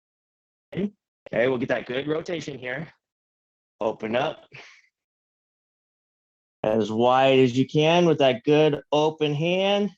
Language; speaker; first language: English; native; English